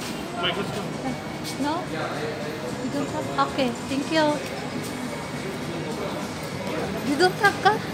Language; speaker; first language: English; non-native, local second language; Filipino